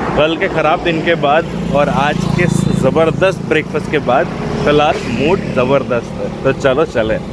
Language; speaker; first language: Hindi; non-native, local second language; Bangla